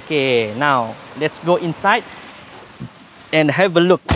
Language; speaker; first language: English; non-native, local second language; Malay